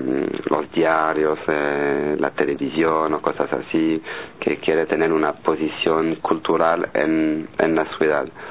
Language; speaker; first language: Spanish; non-native, fluent; French